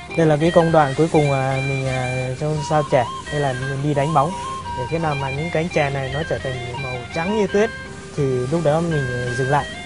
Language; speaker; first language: Vietnamese; non-native, local second language; Hmong